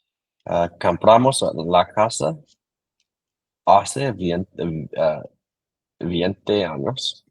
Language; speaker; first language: Spanish; non-native, learner; English